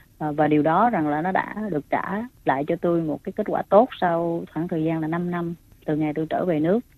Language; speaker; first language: Vietnamese; native; Vietnamese